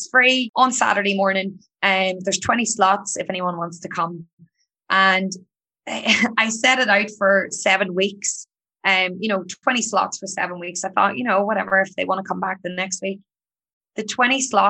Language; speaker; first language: English; native; English